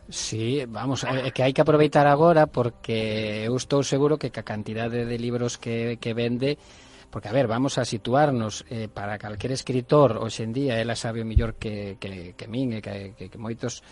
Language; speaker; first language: Galician; native; Galician